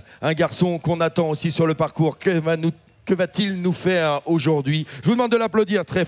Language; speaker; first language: French; native; French